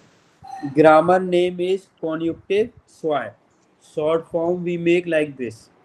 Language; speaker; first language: English; non-native, local second language; Hindi